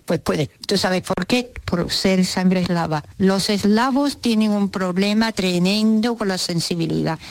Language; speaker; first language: Spanish; early bilingual, other home language; Russian